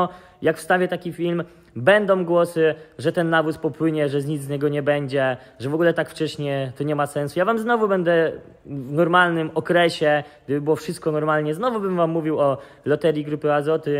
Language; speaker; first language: Polish; native; Polish